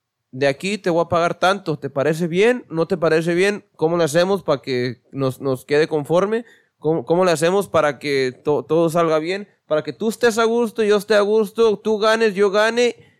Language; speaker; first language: Spanish; early bilingual, heritage; Spanish